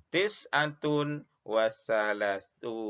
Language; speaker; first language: Arabic; non-native, fluent; Indonesian